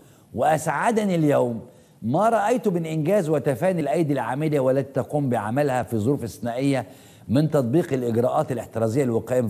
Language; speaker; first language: Arabic; native; Arabic